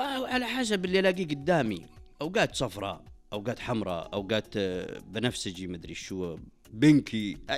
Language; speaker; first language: Arabic; native; Arabic